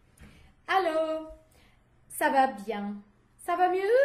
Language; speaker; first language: French; non-native, learner; English